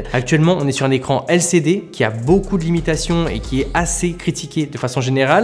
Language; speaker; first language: French; native; French